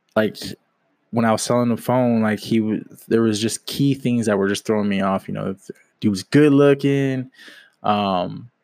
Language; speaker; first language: English; native; English